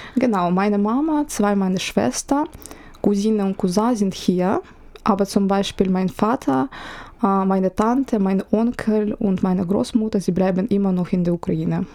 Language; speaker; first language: German; non-native, fluent; Ukrainian